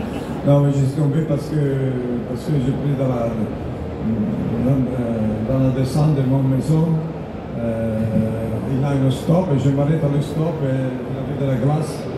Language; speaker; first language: French; non-native, learner; Italian